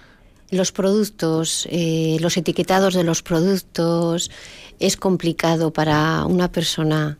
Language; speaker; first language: Spanish; native; Spanish